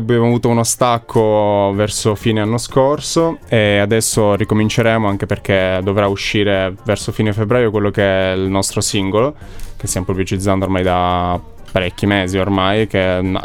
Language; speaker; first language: Italian; native; Italian